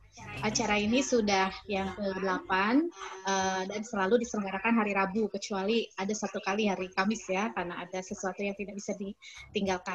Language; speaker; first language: Indonesian; native; Indonesian